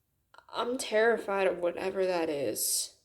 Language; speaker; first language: English; native; English